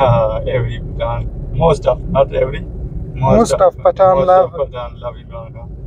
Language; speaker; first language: English; non-native, learner; Pashto